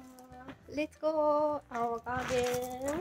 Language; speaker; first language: English; non-native, learner; Japanese